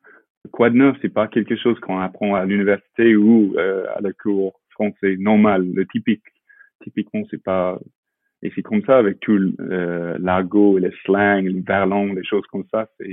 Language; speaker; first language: French; non-native, fluent; English